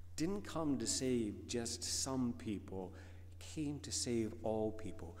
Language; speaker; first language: English; native; English